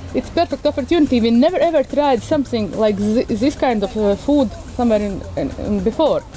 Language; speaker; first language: English; non-native, fluent; Latvian